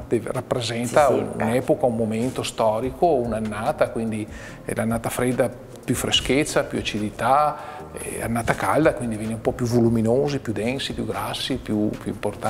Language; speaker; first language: Italian; native; Italian